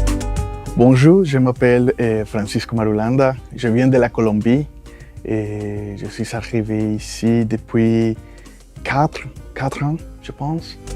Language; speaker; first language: French; non-native, fluent; Spanish